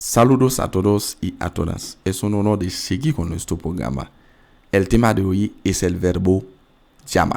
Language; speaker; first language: Spanish; non-native, fluent; French